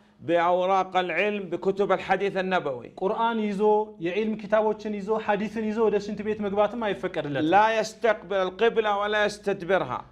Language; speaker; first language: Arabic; non-native, fluent; Amharic